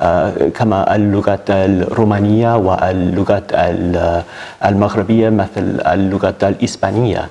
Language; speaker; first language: Arabic; non-native, learner; English